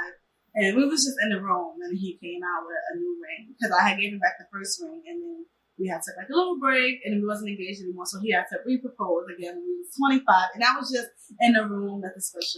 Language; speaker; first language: English; native; English